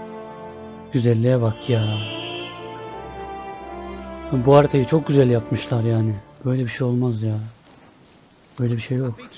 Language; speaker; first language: Turkish; native; Turkish